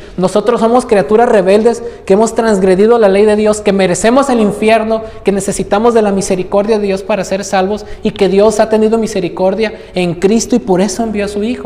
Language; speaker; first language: Spanish; native; Spanish